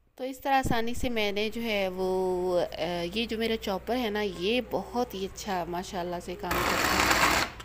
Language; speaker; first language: Urdu; non-native, local second language; Punjabi